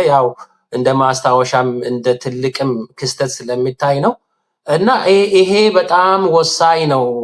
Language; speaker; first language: Amharic; non-native, local second language; Sidamo